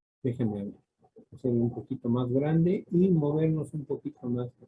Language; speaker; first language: Spanish; native; Spanish